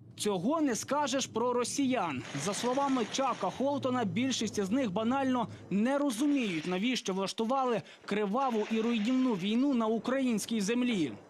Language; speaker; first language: Ukrainian; native; Ukrainian